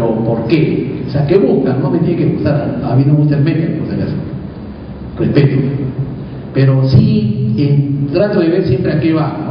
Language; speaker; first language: Spanish; native; Spanish